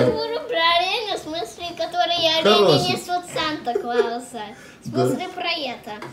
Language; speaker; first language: Russian; early bilingual, heritage; Russian